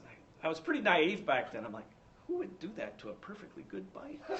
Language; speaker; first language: English; native; English